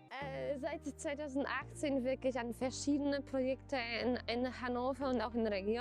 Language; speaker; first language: German; non-native, fluent; Polish